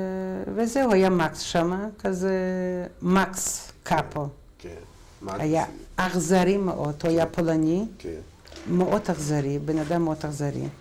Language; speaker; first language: Hebrew; non-native, fluent; Russian